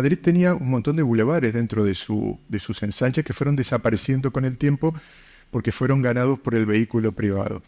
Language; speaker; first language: Spanish; native; Spanish